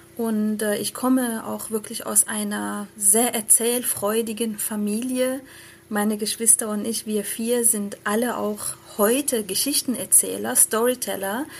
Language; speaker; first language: German; early bilingual, other home language; Persian